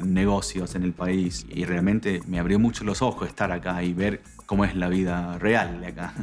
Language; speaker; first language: Spanish; non-native, fluent; English